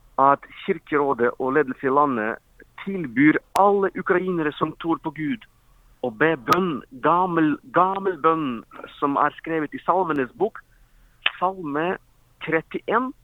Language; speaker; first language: Norwegian; non-native, fluent; Ukrainian